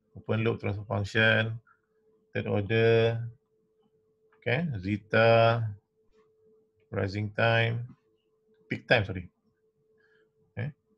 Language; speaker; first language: English; non-native, local second language; Malay